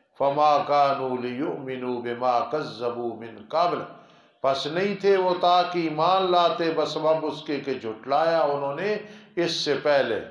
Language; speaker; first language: Urdu; non-native, local second language; Punjabi